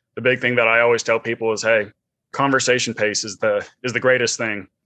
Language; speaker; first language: English; native; English